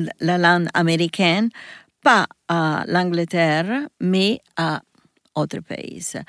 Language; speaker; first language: French; non-native, learner; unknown